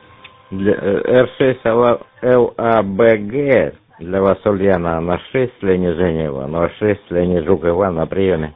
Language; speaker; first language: Russian; native; Russian